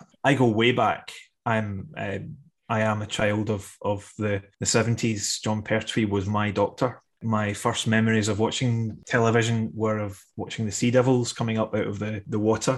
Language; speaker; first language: English; native; English